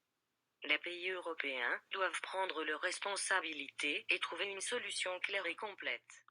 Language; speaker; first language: French; non-native, learner; English